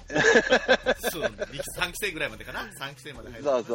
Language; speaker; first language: Japanese; native; Japanese